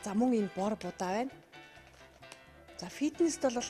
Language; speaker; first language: Mongolian; native; Mongolian